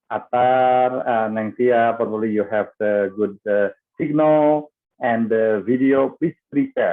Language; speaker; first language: English; non-native, fluent; Indonesian